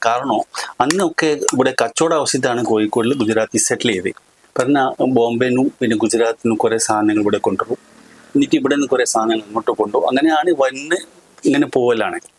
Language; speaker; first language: Malayalam; non-native, local second language; Gujarati